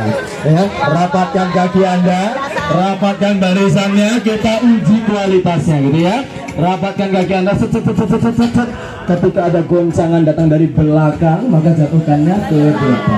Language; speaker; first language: Indonesian; non-native, local second language; Javanese